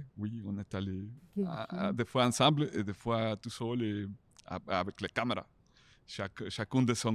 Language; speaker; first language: French; non-native, learner; Spanish